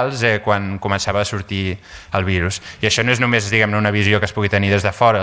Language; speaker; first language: Catalan; native; Catalan